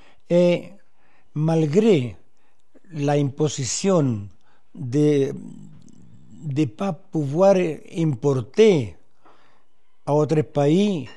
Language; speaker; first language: French; non-native, fluent; Spanish